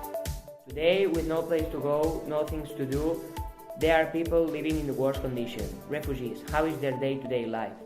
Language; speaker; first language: English; non-native, learner; Catalan